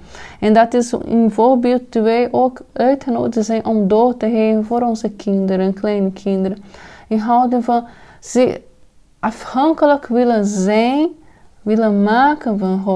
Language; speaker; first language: Dutch; non-native, fluent; Portuguese